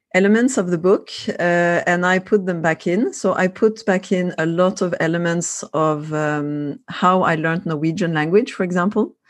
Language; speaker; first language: English; non-native, fluent; French